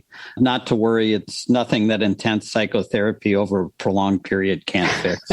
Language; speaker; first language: English; native; English